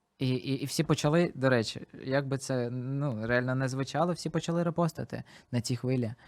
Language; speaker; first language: Ukrainian; non-native, local second language; Russian